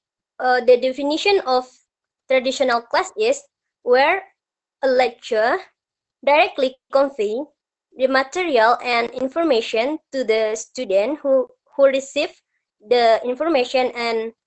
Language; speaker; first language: English; non-native, learner; Indonesian